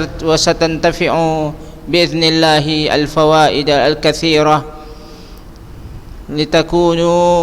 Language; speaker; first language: Arabic; non-native, fluent; Indonesian